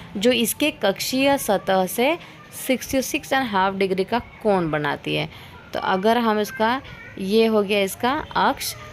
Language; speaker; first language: Hindi; native; Hindi